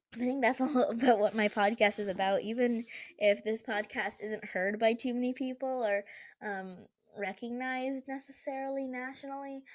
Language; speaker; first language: English; early bilingual, other home language; Hindi